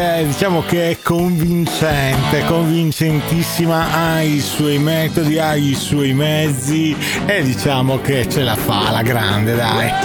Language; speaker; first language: Italian; native; Italian